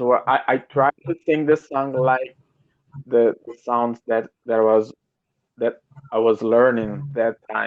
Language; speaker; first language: English; non-native, learner; Portuguese